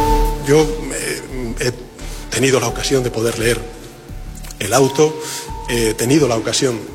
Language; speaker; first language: Spanish; native; Spanish